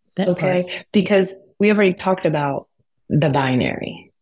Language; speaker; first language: English; native; English